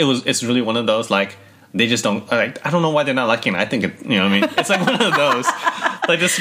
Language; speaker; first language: English; early bilingual, other home language; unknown